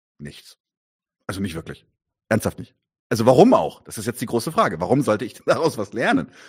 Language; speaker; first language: German; native; German